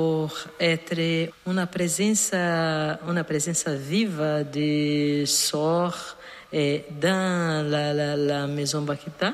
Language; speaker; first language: French; non-native, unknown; Portuguese